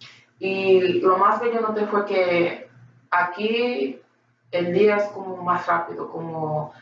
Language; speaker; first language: Spanish; early bilingual, heritage; Spanish